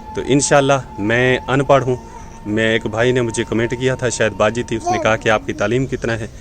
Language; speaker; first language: Urdu; non-native, local second language; Punjabi